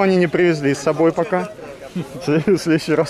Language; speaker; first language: Russian; native; Russian